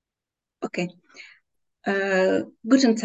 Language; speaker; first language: German; non-native, learner; Turkish